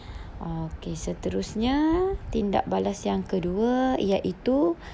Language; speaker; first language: Malay; native; Malay